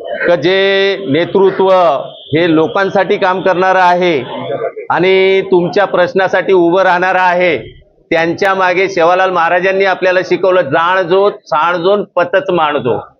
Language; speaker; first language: Marathi; non-native, local second language; Lambadi